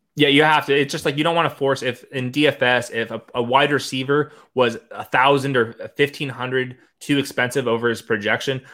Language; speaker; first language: English; native; English